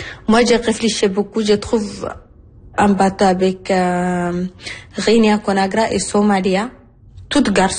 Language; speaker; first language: French; non-native, learner; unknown